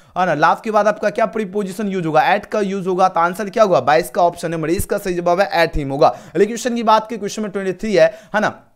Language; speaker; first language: Hindi; native; Hindi